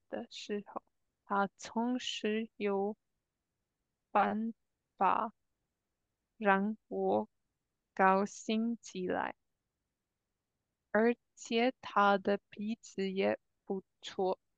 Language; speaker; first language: Chinese; non-native, learner; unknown